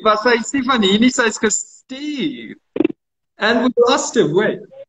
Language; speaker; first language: English; non-native, local second language; Afrikaans